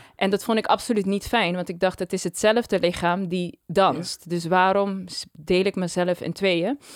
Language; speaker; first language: Dutch; non-native, local second language; Papiamento